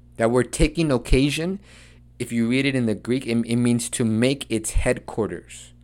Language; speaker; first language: English; early bilingual, other home language; Spanish